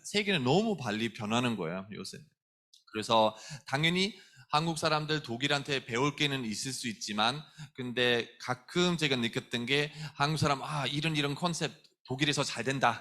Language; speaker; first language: Korean; non-native, fluent; German